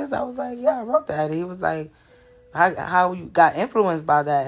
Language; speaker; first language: English; early bilingual, other home language; Spanish